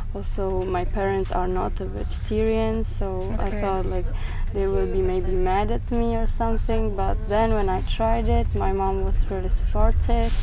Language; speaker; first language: English; non-native, fluent; Czech